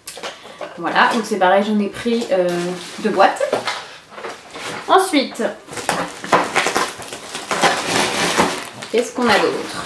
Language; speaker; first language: French; native; French